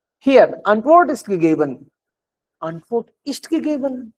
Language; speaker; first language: German; non-native, fluent; Hindi